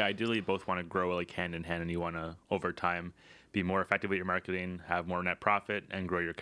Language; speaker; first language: English; native; English